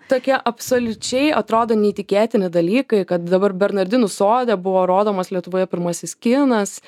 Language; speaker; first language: Lithuanian; native; Lithuanian